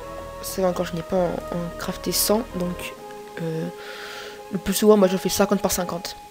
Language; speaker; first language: French; native; French